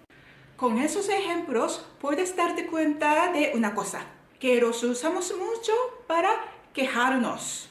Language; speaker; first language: Spanish; non-native, fluent; Japanese